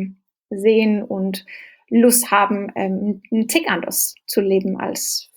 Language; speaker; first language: German; non-native, fluent; Danish